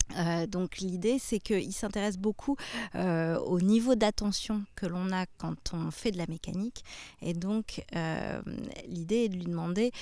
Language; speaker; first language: French; native; French